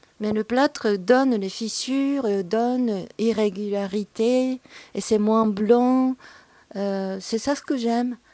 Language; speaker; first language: French; non-native, fluent; Japanese